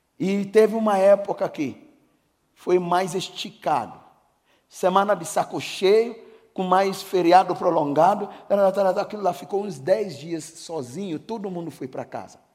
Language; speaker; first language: Portuguese; non-native, fluent; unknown